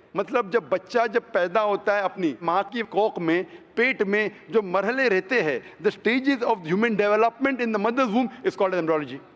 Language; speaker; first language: Hindi; non-native, local second language; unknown